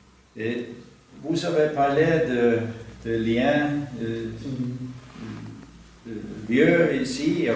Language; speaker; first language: French; non-native, fluent; Norwegian